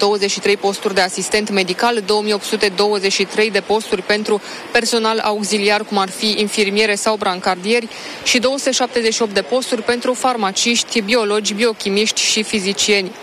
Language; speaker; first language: Romanian; native; Romanian